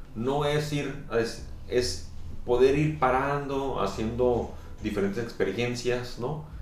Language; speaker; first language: Spanish; native; Spanish